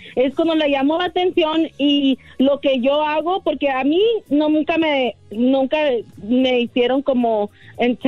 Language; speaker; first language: Spanish; early bilingual, heritage; Spanish